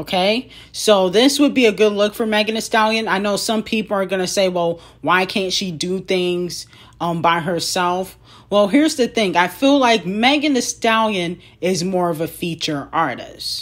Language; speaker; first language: English; native; English